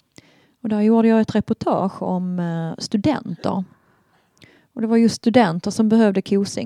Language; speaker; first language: Swedish; native; Swedish